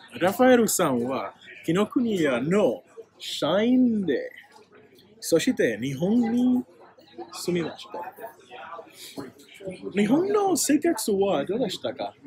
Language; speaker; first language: Japanese; non-native, learner; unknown